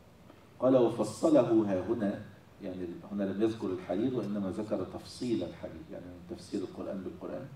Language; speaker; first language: Arabic; native; Arabic